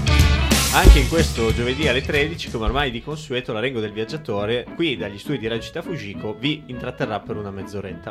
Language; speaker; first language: Italian; native; Italian